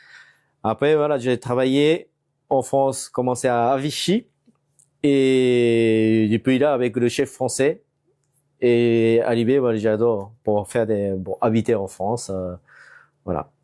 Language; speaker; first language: French; non-native, fluent; Japanese